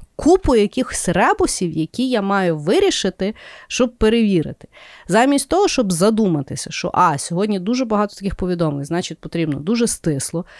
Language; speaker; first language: Ukrainian; native; Ukrainian